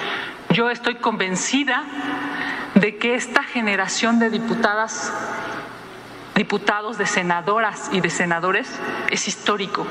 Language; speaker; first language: Spanish; native; Spanish